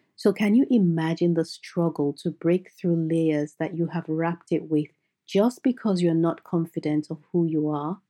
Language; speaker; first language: English; non-native, local second language; Yoruba